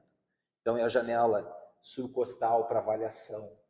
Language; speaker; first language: Portuguese; native; Portuguese